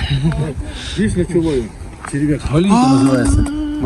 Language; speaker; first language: Russian; native; Russian